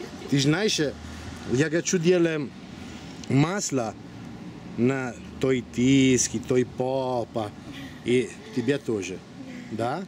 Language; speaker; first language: Russian; non-native, learner; Italian